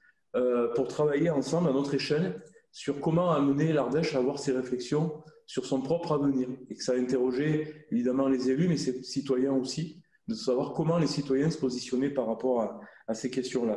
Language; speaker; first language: French; native; French